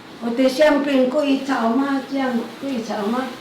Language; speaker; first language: Chinese; non-native, local second language; Amis